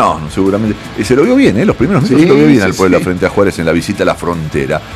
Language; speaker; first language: Spanish; native; Spanish